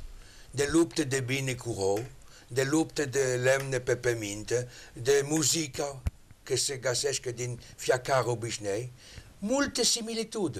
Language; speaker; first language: Romanian; non-native, learner; French